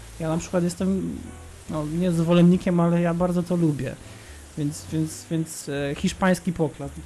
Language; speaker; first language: Polish; native; Polish